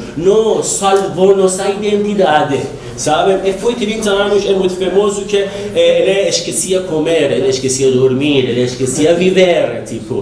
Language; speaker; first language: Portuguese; non-native, learner; Persian